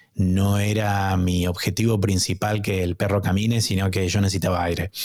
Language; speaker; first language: Spanish; native; Spanish